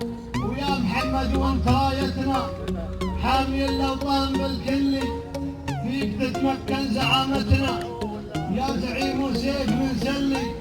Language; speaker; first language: Arabic; native; Arabic